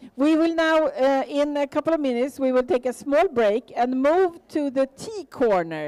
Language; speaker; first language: English; non-native, fluent; Swedish